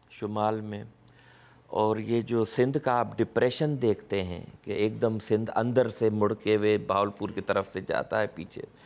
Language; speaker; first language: Urdu; non-native, local second language; Sindhi